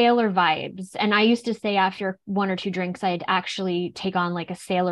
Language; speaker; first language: English; native; English